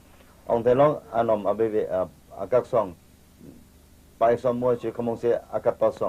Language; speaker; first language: French; non-native, learner; Thai